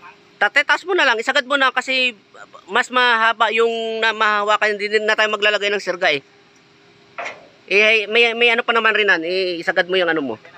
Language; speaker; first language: Filipino; native; Filipino